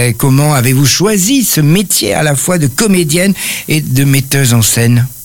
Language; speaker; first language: French; native; French